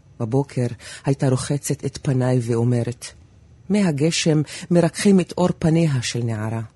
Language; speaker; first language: Hebrew; non-native, local second language; Arabic